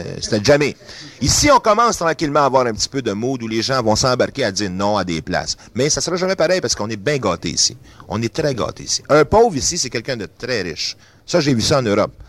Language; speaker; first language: French; native; French